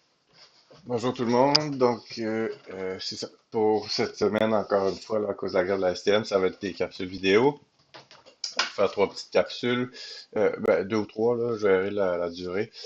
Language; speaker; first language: French; native; French